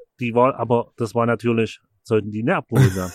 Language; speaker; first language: German; native; German